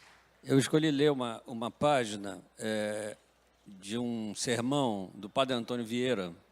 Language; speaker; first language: Portuguese; native; Portuguese